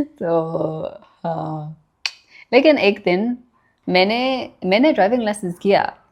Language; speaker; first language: Hindi; non-native, learner; English